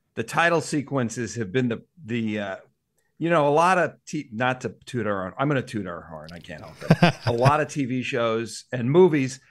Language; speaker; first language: English; native; English